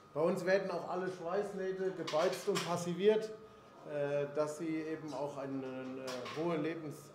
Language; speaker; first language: German; native; German